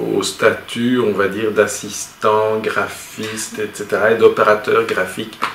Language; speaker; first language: French; native; French